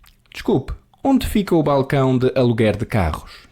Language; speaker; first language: Portuguese; non-native, learner; English